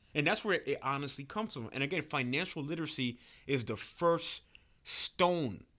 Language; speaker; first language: English; early bilingual, other home language; Spanish